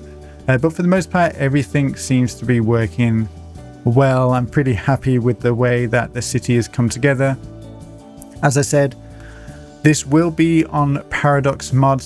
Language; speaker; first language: English; native; English